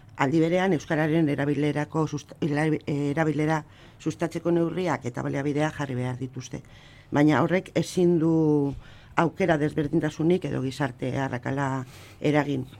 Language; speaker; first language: Basque; non-native, local second language; Spanish